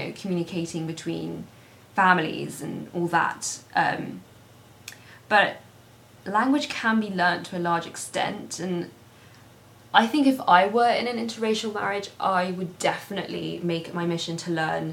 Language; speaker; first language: English; native; English